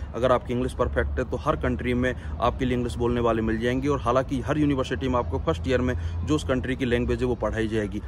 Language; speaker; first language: Hindi; native; Hindi